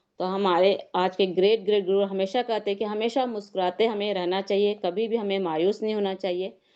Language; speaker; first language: Hindi; native; Hindi